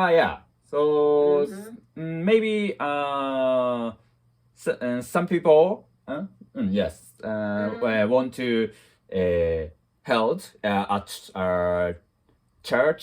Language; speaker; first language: English; non-native, learner; Japanese